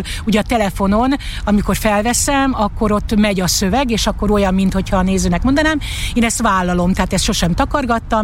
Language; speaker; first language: Hungarian; native; Hungarian